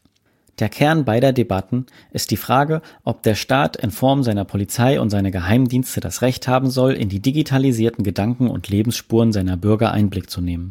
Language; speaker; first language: German; native; German